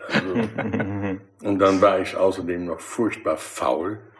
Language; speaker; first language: German; early bilingual, other home language; Dutch